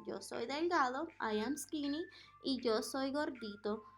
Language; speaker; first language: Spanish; non-native, fluent; English